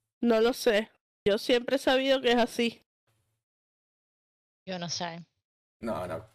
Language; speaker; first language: Spanish; non-native, learner; Portuguese